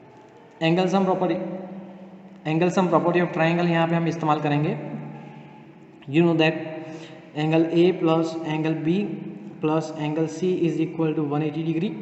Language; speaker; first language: Hindi; native; Hindi